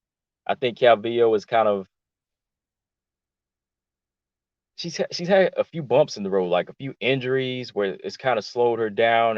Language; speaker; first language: English; native; English